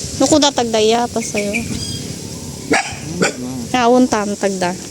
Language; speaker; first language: Russian; non-native, learner; Filipino